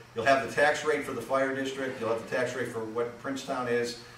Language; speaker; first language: English; native; English